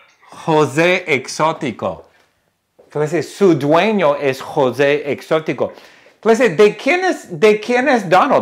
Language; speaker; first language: Spanish; non-native, fluent; English